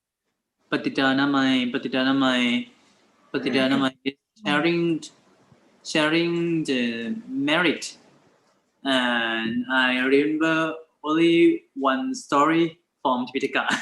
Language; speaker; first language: English; non-native, learner; Thai